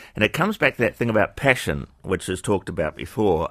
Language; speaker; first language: English; native; English